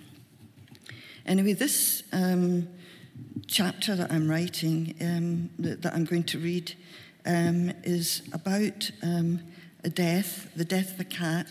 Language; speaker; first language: English; native; English